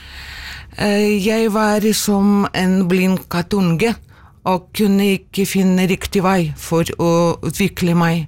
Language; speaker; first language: Norwegian; non-native, learner; Ukrainian